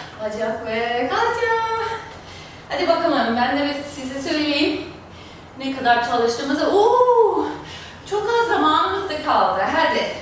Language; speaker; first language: Turkish; non-native, fluent; German